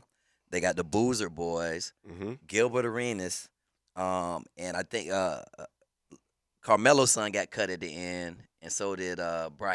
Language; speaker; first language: English; native; English